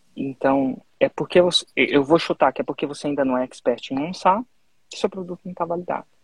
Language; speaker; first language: Portuguese; native; Portuguese